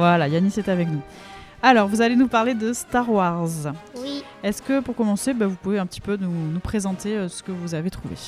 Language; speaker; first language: French; native; French